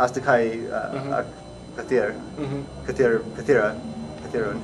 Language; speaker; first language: Arabic; non-native, learner; English